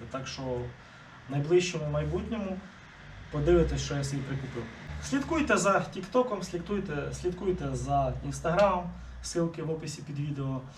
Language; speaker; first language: Ukrainian; non-native, local second language; Russian